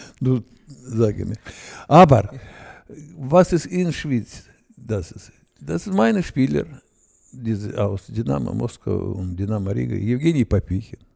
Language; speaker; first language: German; non-native, learner; Russian